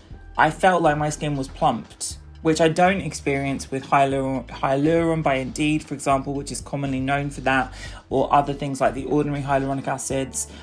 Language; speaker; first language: English; native; English